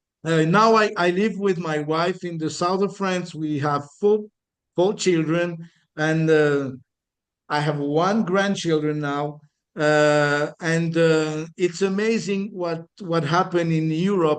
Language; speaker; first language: English; non-native, fluent; French